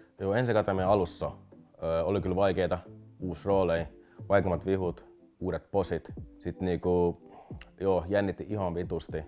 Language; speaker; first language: Finnish; early bilingual, other home language; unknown